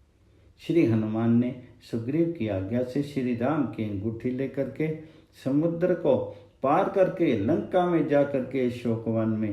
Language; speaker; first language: Hindi; native; Hindi